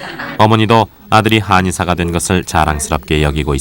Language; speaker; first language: Korean; native; Korean